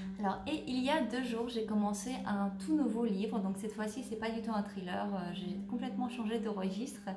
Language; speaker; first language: French; native; French